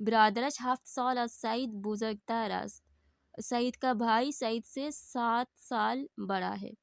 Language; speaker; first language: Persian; non-native, learner; Urdu